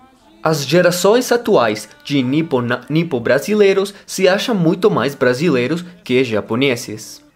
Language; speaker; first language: Portuguese; non-native, learner; Spanish